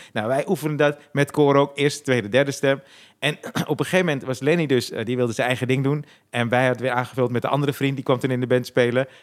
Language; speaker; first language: Dutch; native; Dutch